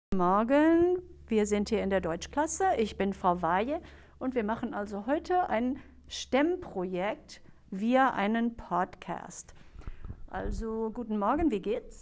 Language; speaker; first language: German; non-native, fluent; English